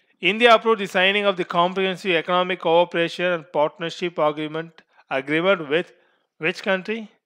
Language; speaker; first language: English; non-native, local second language; Tamil